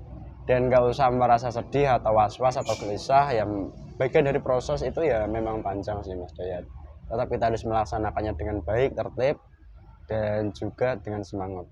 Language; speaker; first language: Indonesian; native; Indonesian